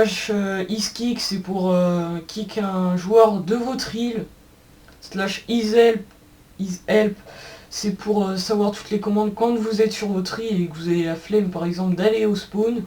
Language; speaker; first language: French; native; French